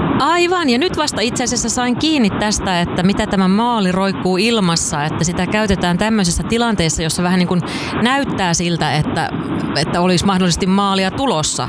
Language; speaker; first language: Finnish; native; Finnish